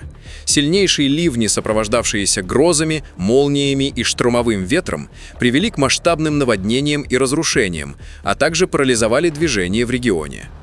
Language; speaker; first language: Russian; native; Russian